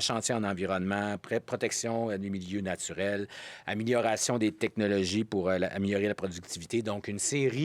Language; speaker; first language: French; native; French